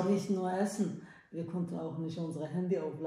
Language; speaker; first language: German; non-native, learner; Turkish